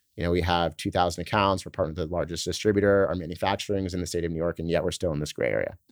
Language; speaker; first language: English; native; English